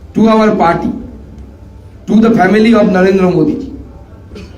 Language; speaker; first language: Hindi; non-native, local second language; Bangla